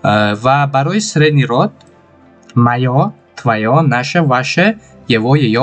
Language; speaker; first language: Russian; non-native, local second language; Tajik